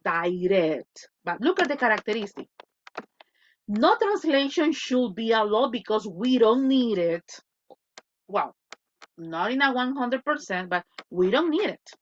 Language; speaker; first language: English; non-native, fluent; Spanish